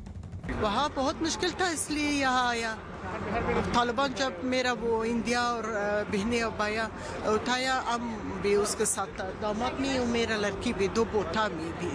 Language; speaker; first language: Hindi; non-native, learner; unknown